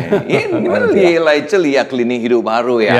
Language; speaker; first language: Chinese; non-native, fluent; Indonesian